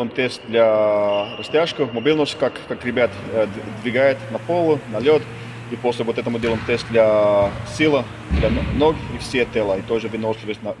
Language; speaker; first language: Russian; non-native, learner; Finnish